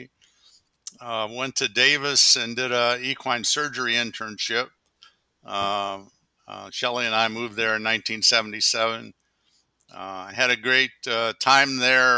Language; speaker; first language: English; native; English